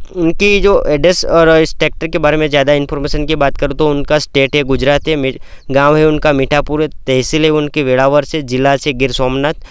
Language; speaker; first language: Hindi; non-native, local second language; Gujarati